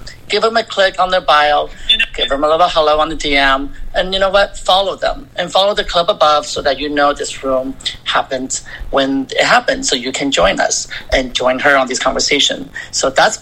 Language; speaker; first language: English; native; English